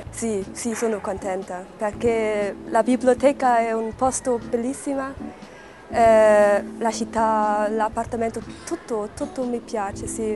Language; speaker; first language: Italian; non-native, learner; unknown